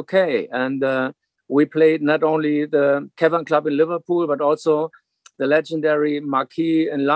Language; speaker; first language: English; non-native, fluent; German